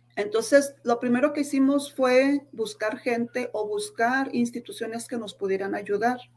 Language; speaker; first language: Spanish; native; Spanish